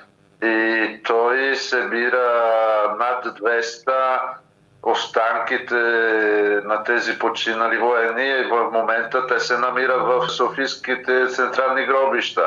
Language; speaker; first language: Bulgarian; non-native, fluent; Italian